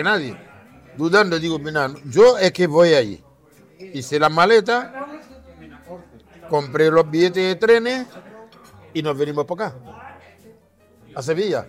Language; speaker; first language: Spanish; non-native, fluent; Haitian Creole